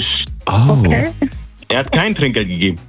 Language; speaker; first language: German; native; German